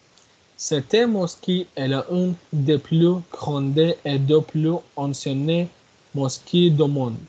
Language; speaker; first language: French; non-native, learner; Arabic